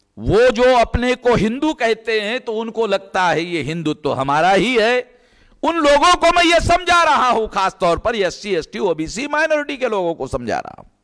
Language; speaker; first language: Hindi; non-native, local second language; Marathi